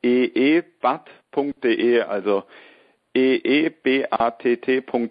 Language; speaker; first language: German; native; German